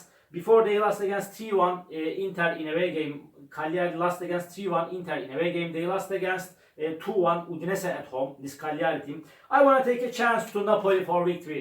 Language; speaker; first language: English; non-native, learner; Turkish